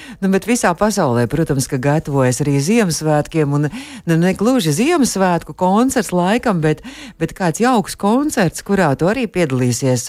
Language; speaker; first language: Latvian; native; Latvian